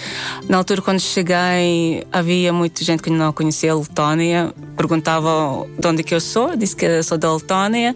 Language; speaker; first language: Portuguese; non-native, fluent; Latvian